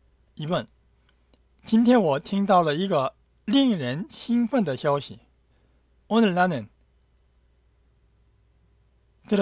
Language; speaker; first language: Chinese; non-native, fluent; Korean